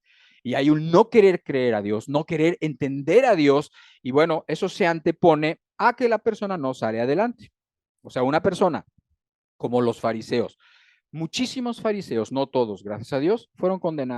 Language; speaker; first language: Spanish; native; Spanish